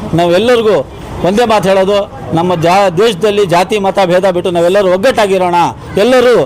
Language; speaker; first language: Kannada; non-native, local second language; Urdu